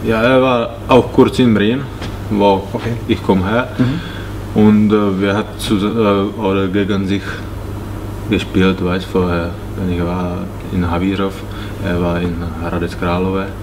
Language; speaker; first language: German; non-native, learner; Czech